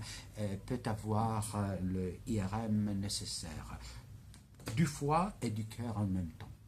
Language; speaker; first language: French; non-native, fluent; Greek